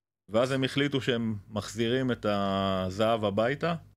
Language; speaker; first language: Hebrew; native; Hebrew